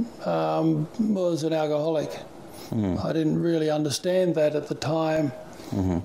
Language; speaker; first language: English; native; English